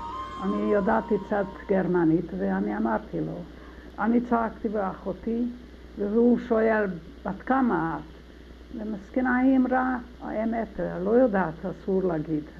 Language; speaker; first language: Hebrew; non-native, learner; Hungarian